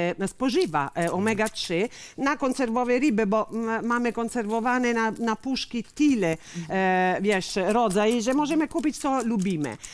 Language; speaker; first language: Polish; non-native, learner; Italian